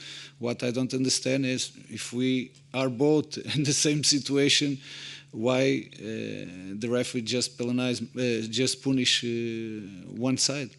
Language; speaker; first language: English; non-native, fluent; Portuguese